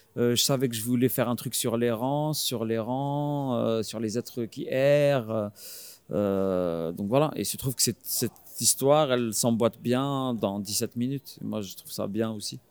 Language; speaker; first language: French; non-native, local second language; Arabic